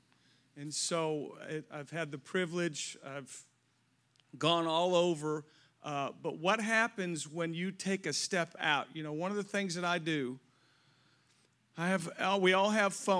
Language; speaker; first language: English; native; English